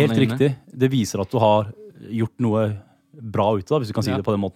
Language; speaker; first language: Norwegian; native; Norwegian